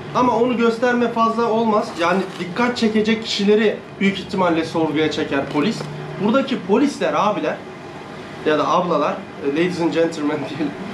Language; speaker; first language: Turkish; native; Turkish